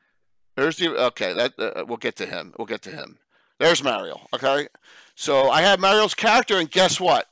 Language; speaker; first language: English; native; English